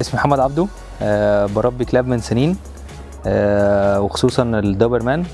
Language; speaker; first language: Arabic; native; Arabic